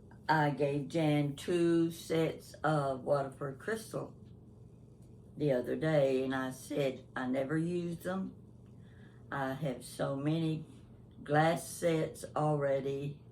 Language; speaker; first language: English; native; English